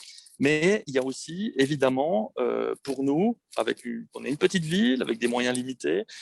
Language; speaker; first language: French; native; French